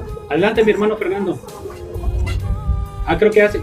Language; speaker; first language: Spanish; native; Spanish